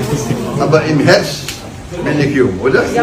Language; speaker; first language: German; non-native, fluent; Indonesian